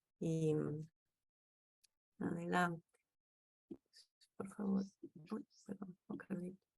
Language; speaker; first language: Spanish; native; Spanish